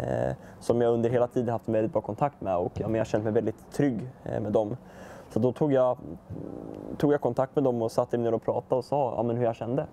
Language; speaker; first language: Swedish; native; Swedish